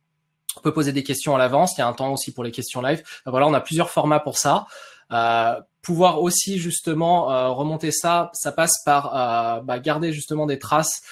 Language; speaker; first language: French; native; French